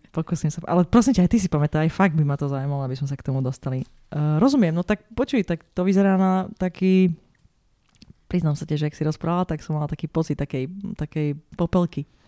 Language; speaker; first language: Slovak; native; Slovak